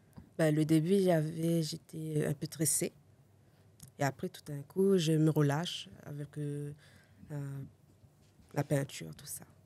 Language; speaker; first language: French; non-native, local second language; Réunion Creole French